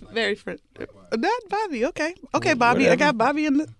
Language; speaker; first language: English; native; English